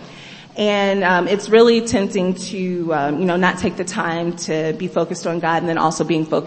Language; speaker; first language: English; native; English